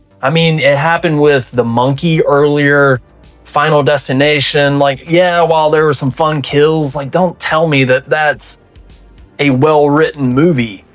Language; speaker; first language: English; native; English